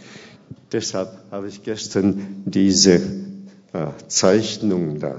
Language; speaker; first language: German; non-native, fluent; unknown